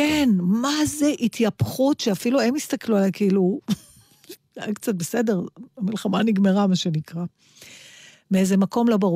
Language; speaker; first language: Hebrew; native; Hebrew